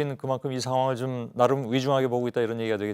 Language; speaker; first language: Korean; native; Korean